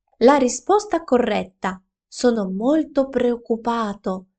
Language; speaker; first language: Italian; non-native, fluent; Ukrainian